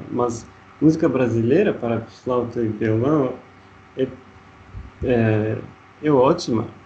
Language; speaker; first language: Portuguese; non-native, learner; Russian